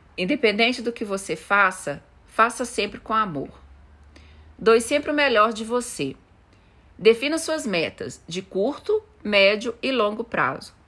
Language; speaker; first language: Portuguese; native; Portuguese